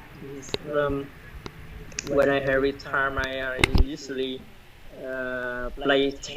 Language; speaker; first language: English; non-native, learner; Vietnamese